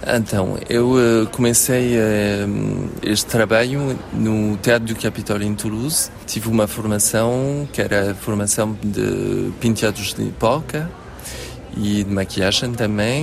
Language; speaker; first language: Portuguese; early bilingual, heritage; French